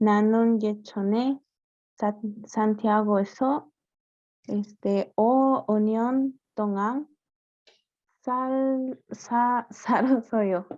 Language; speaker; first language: Korean; non-native, learner; Spanish